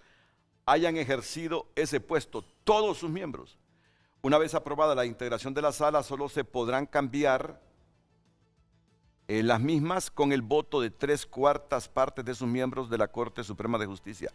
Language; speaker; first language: Spanish; native; Spanish